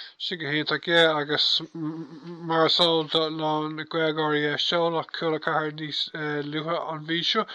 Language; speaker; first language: Irish; non-native, local second language; English